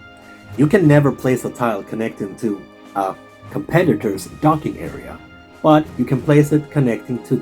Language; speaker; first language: English; non-native, fluent; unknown